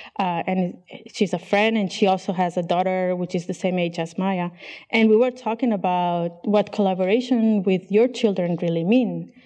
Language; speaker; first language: English; non-native, fluent; Catalan